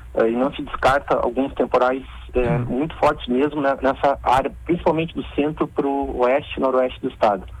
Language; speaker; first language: Portuguese; native; Portuguese